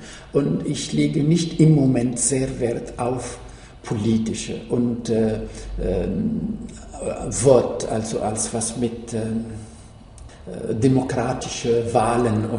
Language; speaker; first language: German; non-native, fluent; Arabic